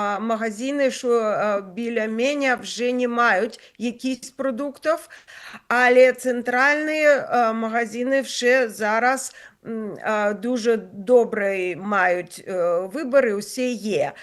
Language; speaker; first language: Ukrainian; non-native, local second language; Russian